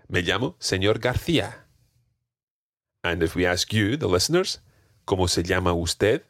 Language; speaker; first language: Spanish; non-native, fluent; English